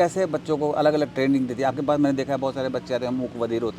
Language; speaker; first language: Hindi; native; Hindi